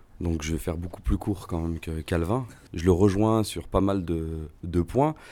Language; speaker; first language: French; early bilingual, other home language; Arabic